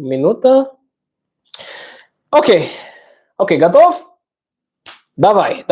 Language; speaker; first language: Russian; non-native, learner; English